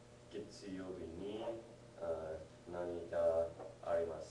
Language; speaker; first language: Japanese; non-native, learner; English